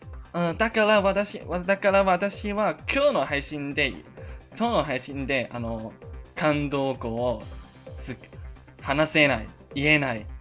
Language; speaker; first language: Japanese; non-native, learner; Cantonese